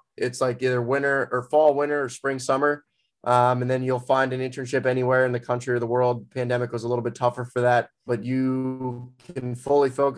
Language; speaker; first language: English; native; English